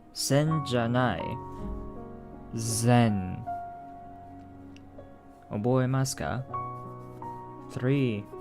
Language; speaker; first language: Japanese; non-native, learner; English